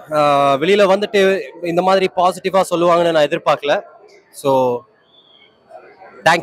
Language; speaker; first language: Tamil; native; Tamil